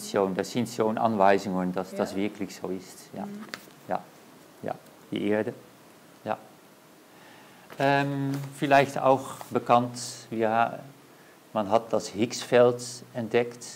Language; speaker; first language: German; non-native, learner; Dutch